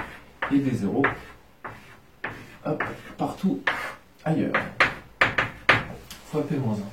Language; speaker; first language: French; native; French